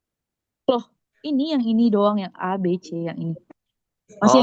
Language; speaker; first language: Indonesian; native; Indonesian